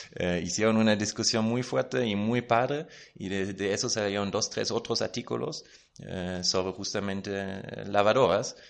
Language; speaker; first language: Spanish; non-native, fluent; German